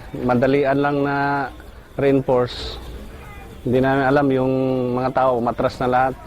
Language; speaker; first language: Filipino; non-native, local second language; Cebuano